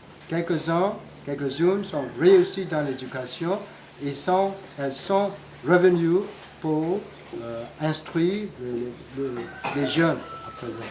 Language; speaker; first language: French; non-native, learner; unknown